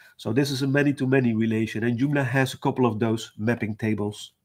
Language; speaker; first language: English; non-native, fluent; Dutch